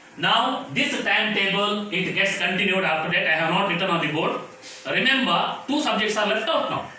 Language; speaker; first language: English; non-native, local second language; Kannada